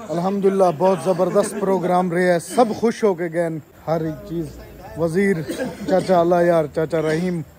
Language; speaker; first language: Urdu; non-native, local second language; Punjabi